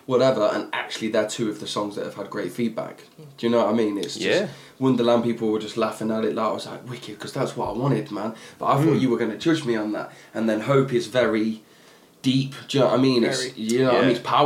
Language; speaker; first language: English; native; English